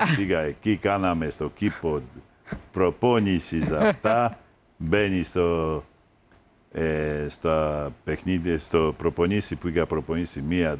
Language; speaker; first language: Greek; non-native, fluent; Polish